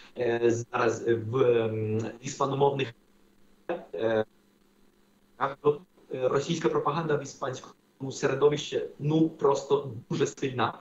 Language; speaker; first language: Ukrainian; non-native, fluent; Spanish